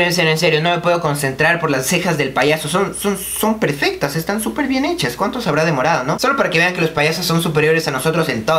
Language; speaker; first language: Spanish; native; Spanish